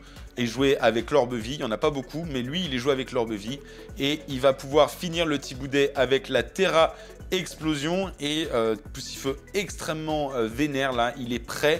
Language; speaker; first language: French; native; French